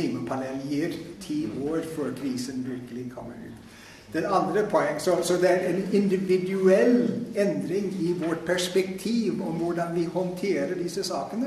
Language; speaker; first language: Norwegian; non-native, fluent; English